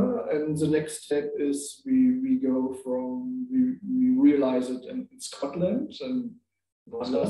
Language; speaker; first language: English; non-native, learner; German